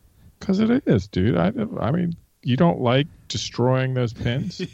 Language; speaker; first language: English; native; English